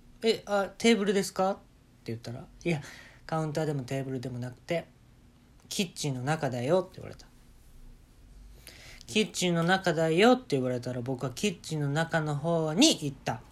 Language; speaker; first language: Japanese; native; Japanese